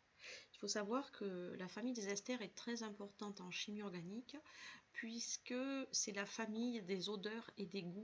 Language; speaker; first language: French; native; French